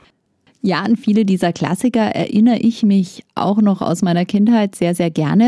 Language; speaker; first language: German; native; German